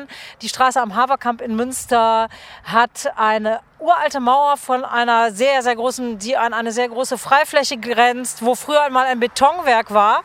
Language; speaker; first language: German; native; German